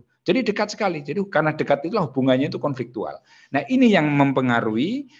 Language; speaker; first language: Indonesian; native; Indonesian